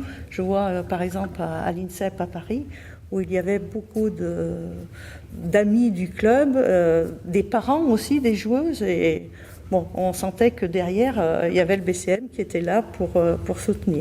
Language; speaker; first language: French; native; French